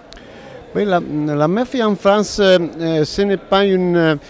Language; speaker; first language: French; non-native, learner; Italian